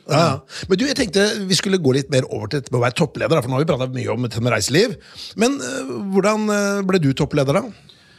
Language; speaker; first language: Norwegian; native; Norwegian